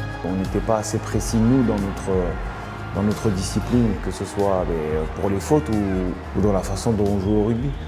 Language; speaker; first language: French; native; French